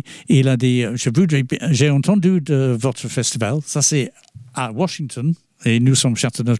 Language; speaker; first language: French; non-native, fluent; English